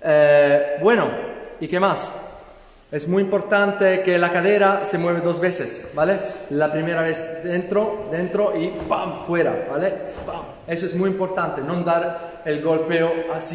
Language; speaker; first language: Spanish; non-native, fluent; Italian